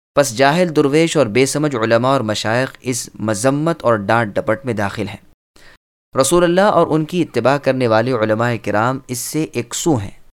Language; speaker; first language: Urdu; native; Urdu